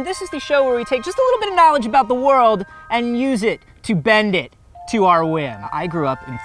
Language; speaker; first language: English; native; English